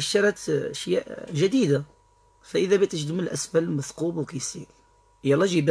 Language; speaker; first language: Arabic; native; Arabic